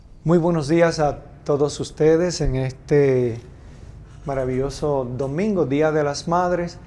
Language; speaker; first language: Spanish; native; Spanish